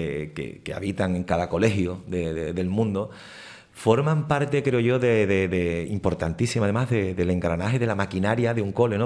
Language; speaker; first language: Spanish; native; Spanish